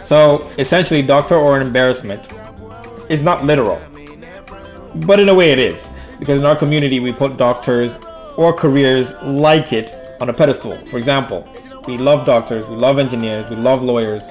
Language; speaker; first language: English; non-native, local second language; Akan